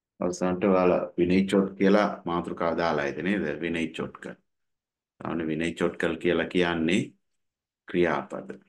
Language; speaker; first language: Sinhala; non-native, local second language; Tamil